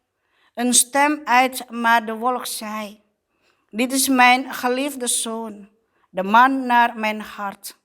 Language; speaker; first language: Dutch; non-native, fluent; Indonesian